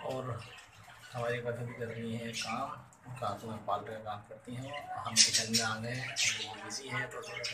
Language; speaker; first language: Urdu; native; Urdu